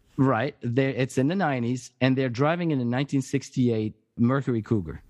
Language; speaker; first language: English; non-native, fluent; French